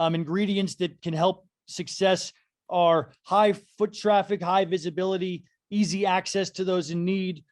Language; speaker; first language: English; native; English